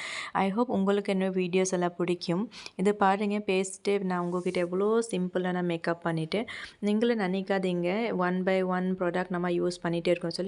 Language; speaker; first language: Tamil; non-native, learner; Assamese